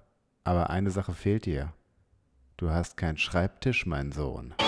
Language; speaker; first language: German; native; German